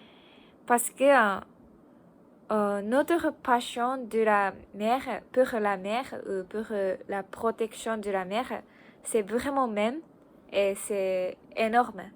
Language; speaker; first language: French; non-native, learner; Japanese